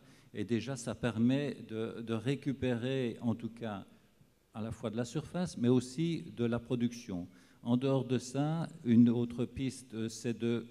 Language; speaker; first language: French; native; French